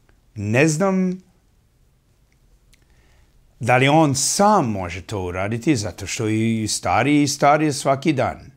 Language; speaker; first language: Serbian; early bilingual, heritage; English